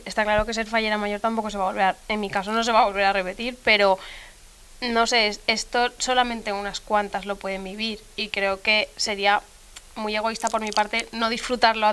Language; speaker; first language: Spanish; native; Spanish